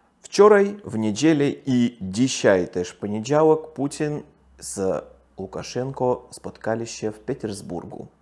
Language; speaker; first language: Polish; non-native, fluent; Russian